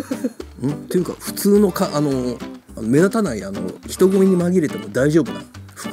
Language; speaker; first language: Japanese; native; Japanese